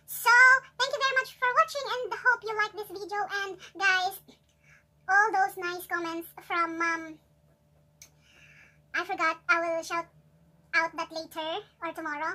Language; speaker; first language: English; non-native, local second language; Filipino